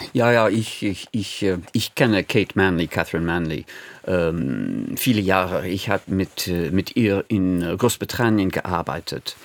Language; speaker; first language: German; non-native, fluent; English